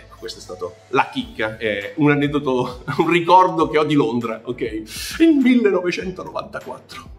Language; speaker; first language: Italian; native; Italian